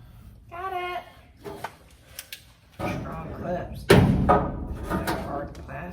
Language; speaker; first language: English; native; English